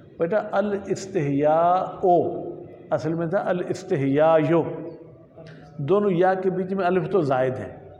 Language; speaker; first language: Urdu; non-native, local second language; Sindhi